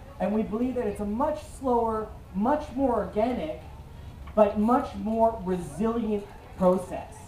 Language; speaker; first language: English; native; English